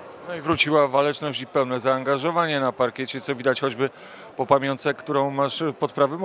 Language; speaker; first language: Polish; native; Polish